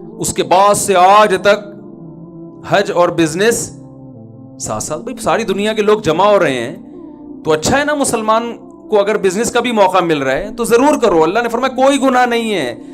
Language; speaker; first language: Urdu; native; Urdu